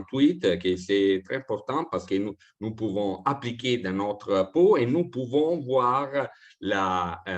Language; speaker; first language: French; non-native, fluent; Italian